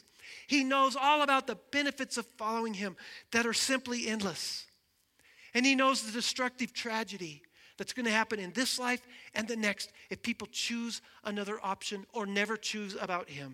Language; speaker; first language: English; native; English